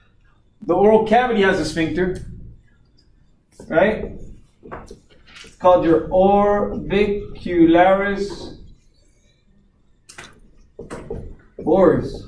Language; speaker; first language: English; native; English